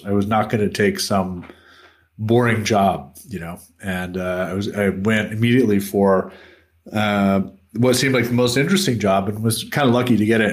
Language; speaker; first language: English; native; English